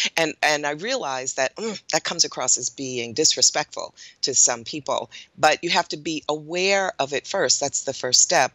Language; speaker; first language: English; native; English